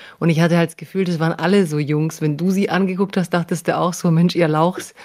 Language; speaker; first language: German; early bilingual, other home language; Croatian